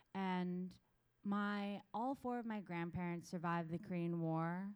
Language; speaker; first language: English; early bilingual, other home language; Korean